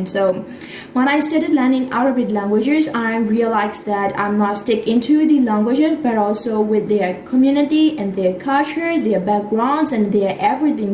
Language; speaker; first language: English; non-native, fluent; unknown